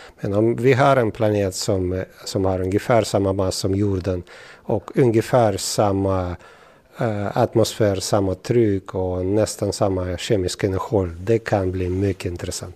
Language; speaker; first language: Swedish; non-native, fluent; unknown